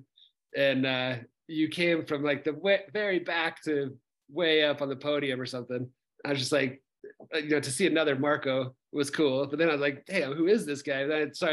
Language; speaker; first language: English; native; English